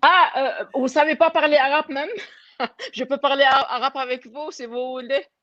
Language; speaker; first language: French; non-native, learner; Turkish